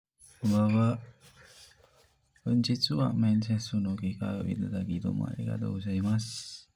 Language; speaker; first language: Japanese; non-native, learner; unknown